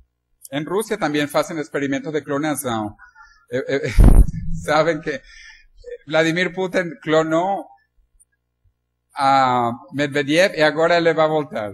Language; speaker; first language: Spanish; non-native, learner; Portuguese